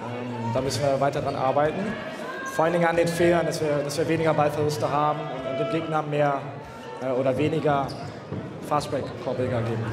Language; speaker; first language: German; native; German